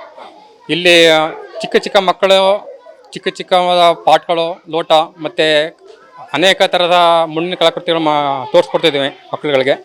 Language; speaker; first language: Kannada; native; Kannada